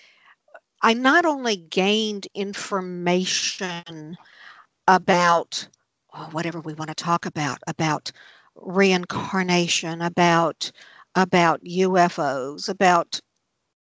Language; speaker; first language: English; native; English